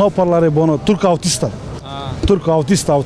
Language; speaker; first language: Italian; non-native, learner; Turkish